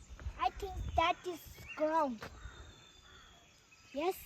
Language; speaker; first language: English; non-native, learner; Tibetan